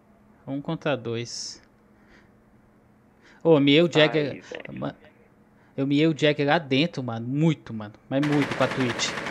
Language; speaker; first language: Portuguese; native; Portuguese